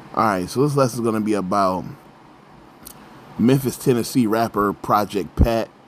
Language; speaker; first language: English; native; English